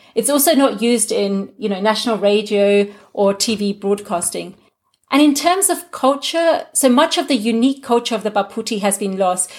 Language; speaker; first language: English; non-native, local second language; Gujarati